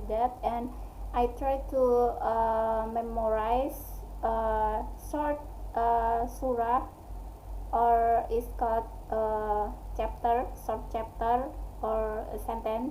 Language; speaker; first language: English; non-native, learner; Indonesian